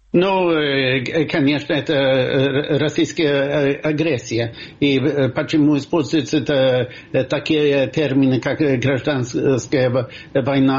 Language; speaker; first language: Russian; non-native, fluent; Swedish